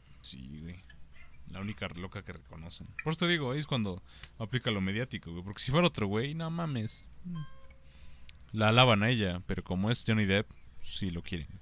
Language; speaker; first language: Spanish; native; Spanish